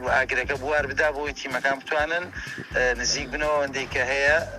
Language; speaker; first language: Central Kurdish; native; Central Kurdish